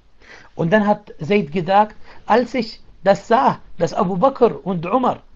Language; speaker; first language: German; non-native, fluent; Arabic